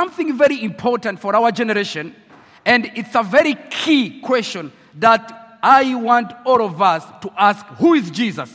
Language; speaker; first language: English; non-native, local second language; French